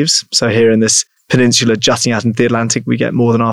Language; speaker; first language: English; native; English